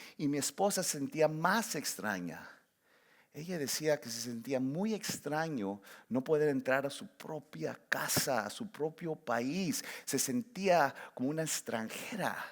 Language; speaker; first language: Spanish; early bilingual, heritage; Spanish